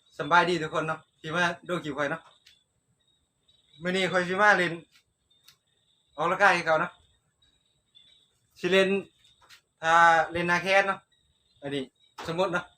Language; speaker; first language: Thai; non-native, local second language; Northeastern Thai